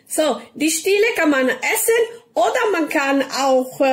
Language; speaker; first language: German; non-native, learner; Italian